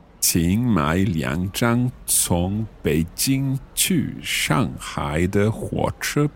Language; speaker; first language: Chinese; non-native, learner; English